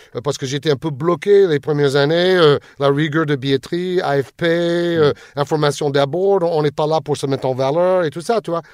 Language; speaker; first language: French; non-native, fluent; English